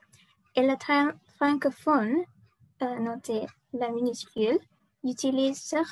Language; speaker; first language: French; non-native, learner; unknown